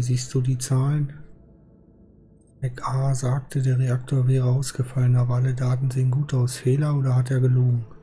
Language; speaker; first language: German; native; German